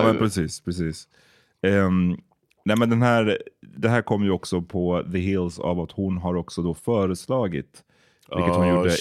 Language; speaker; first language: Swedish; native; Swedish